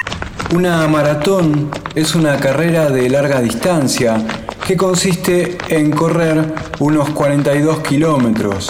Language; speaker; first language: Spanish; native; Spanish